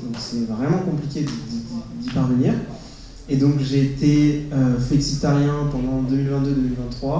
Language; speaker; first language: French; native; French